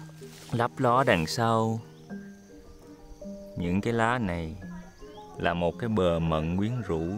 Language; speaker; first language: Vietnamese; native; Vietnamese